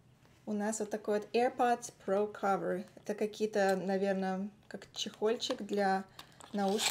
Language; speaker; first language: Russian; native; Russian